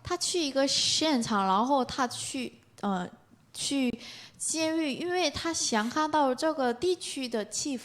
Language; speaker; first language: Chinese; non-native, learner; Korean